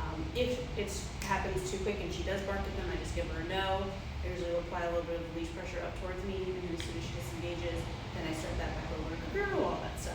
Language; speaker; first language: English; native; English